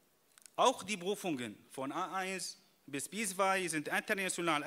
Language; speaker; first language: German; non-native, fluent; Arabic